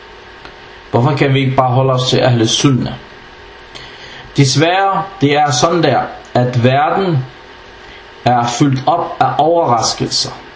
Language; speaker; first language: Danish; non-native, fluent; Arabic